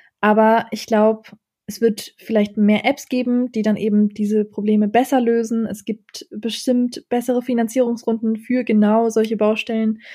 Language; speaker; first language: German; early bilingual, other home language; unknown